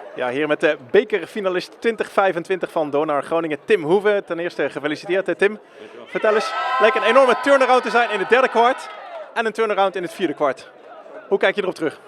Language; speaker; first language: Dutch; native; Dutch